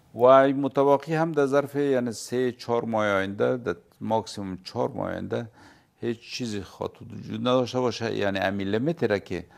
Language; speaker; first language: Persian; native; Persian